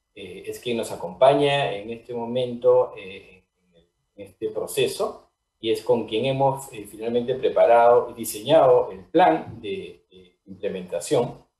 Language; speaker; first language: Spanish; native; Spanish